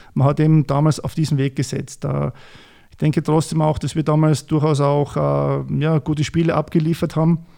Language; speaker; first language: German; native; German